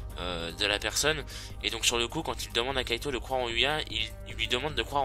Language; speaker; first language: French; native; French